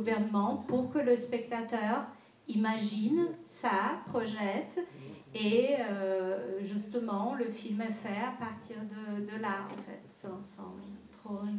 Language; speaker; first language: French; non-native, fluent; Portuguese